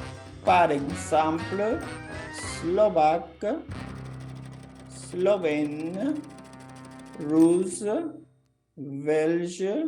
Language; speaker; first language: French; non-native, fluent; Portuguese